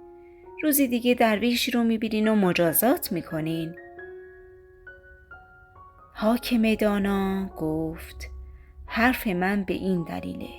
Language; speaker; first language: Persian; native; Persian